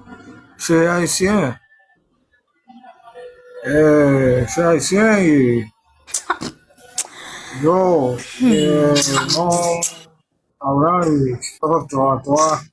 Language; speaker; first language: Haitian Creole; early bilingual, heritage; Spanish